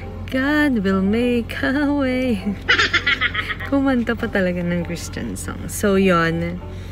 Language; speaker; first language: English; non-native, local second language; Filipino